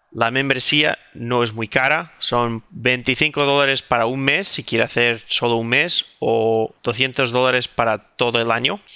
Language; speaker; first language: Spanish; non-native, local second language; Catalan